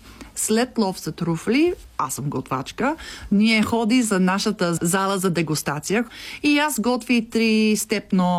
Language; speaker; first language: Bulgarian; non-native, learner; English